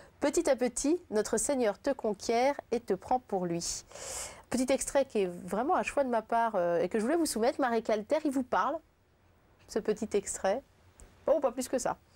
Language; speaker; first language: French; native; French